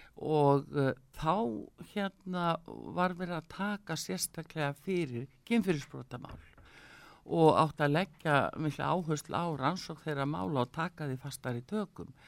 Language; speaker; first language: Icelandic; early bilingual, heritage; Icelandic